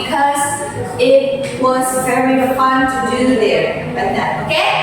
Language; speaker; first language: English; non-native, fluent; Indonesian